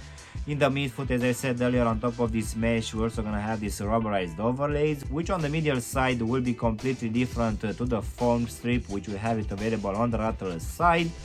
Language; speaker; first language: English; non-native, fluent; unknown